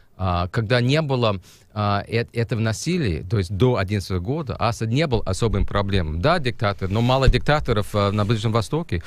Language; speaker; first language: Russian; non-native, fluent; English